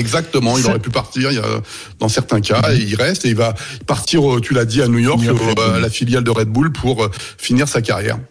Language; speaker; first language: French; native; French